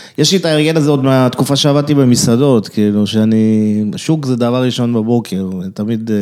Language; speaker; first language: Hebrew; early bilingual, other home language; French